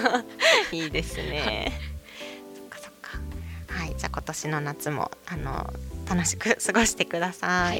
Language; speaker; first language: Japanese; native; Japanese